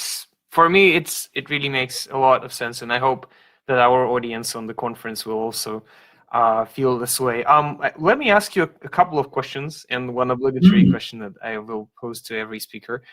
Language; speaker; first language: English; non-native, fluent; Russian